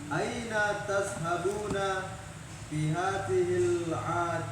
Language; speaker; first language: Arabic; non-native, learner; Indonesian